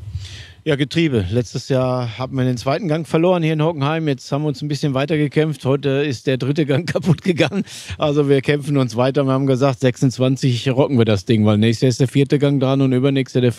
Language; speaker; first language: German; native; German